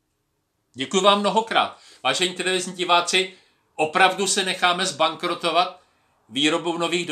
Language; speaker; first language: Czech; native; Czech